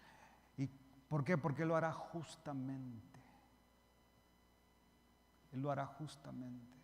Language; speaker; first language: Spanish; early bilingual, heritage; Spanish